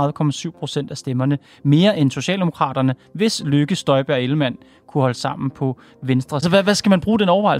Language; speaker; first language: Danish; native; Danish